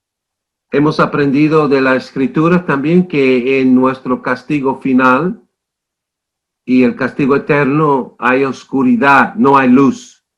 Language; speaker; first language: Spanish; non-native, fluent; English